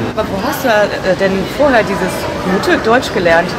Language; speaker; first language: German; native; German